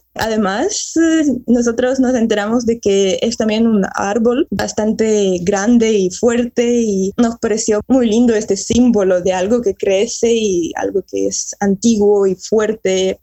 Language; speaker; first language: Spanish; early bilingual, heritage; Spanish